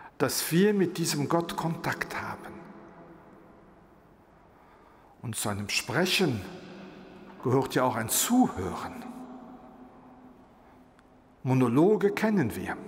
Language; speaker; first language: German; non-native, local second language; Luxembourgish